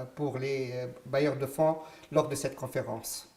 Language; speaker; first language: French; non-native, local second language; Arabic